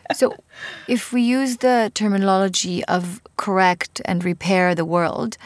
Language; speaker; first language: English; non-native, fluent; Hebrew